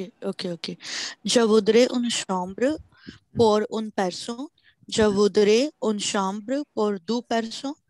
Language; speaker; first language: French; non-native, learner; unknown